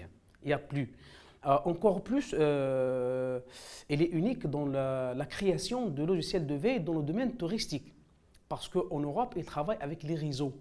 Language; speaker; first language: French; non-native, local second language; Arabic